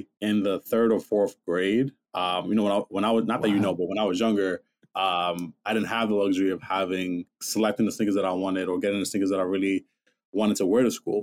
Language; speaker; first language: English; native; English